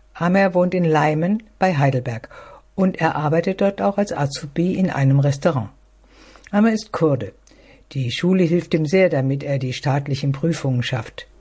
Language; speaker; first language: German; native; German